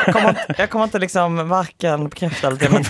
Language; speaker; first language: Swedish; native; Swedish